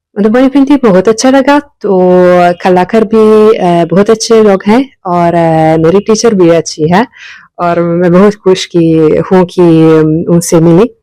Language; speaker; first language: Hindi; non-native, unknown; Italian